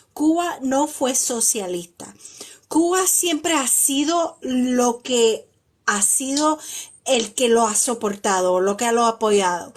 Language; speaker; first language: Spanish; early bilingual, heritage; Spanish